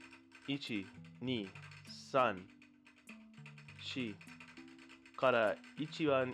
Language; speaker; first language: Japanese; non-native, learner; English